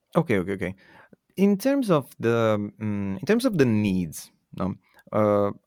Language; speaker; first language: English; non-native, fluent; Italian